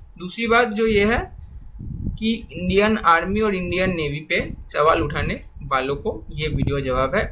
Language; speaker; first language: Hindi; non-native, local second language; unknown